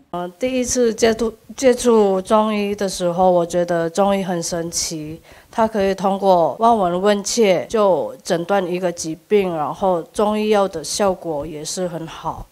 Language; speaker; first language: Chinese; non-native, fluent; Indonesian